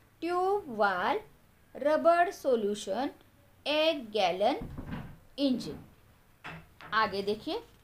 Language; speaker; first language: Hindi; non-native, local second language; Marathi